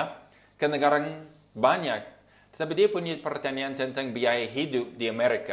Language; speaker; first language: Indonesian; non-native, fluent; English